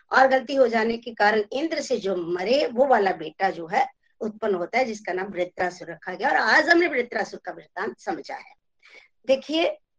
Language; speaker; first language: Hindi; native; Hindi